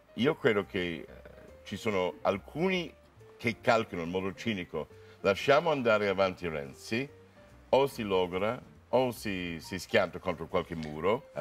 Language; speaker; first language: Italian; non-native, fluent; English